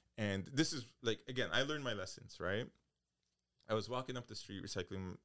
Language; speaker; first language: English; early bilingual, other home language; Polish